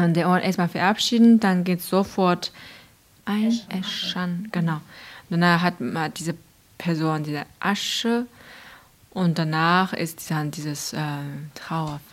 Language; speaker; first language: German; non-native, fluent; Chinese